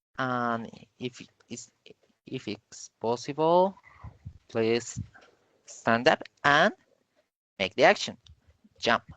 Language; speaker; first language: English; non-native, learner; Spanish